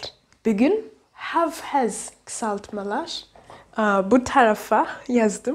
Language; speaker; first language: Turkish; non-native, fluent; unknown